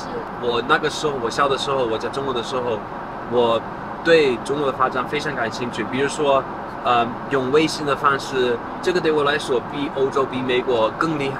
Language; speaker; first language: Chinese; non-native, fluent; Dutch